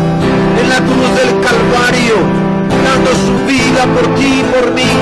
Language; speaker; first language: Spanish; native; Spanish